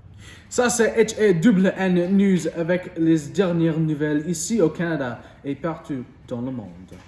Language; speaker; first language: French; non-native, learner; English